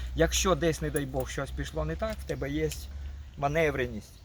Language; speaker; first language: Ukrainian; non-native, local second language; Russian